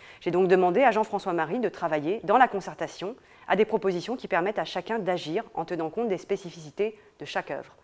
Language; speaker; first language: French; native; French